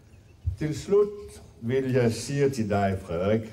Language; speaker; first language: Danish; non-native, fluent; French